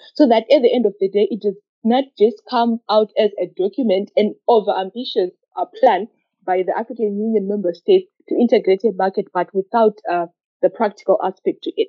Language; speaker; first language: English; non-native, local second language; Shona